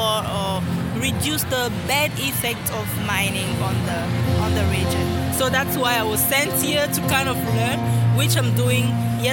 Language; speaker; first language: English; non-native, fluent; French